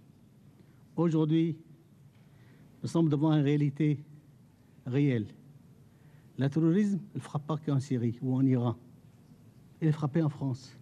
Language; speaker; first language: French; non-native, fluent; Arabic